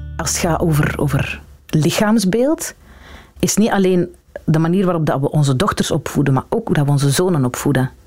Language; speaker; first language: Dutch; native; Dutch